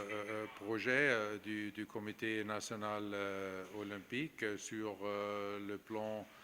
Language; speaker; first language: French; non-native, fluent; German